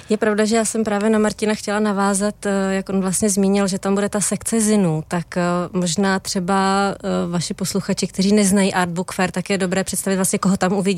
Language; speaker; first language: Czech; native; Czech